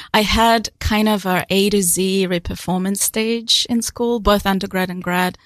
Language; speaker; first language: English; non-native, fluent; Russian